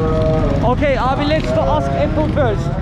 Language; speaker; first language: English; non-native, learner; Turkish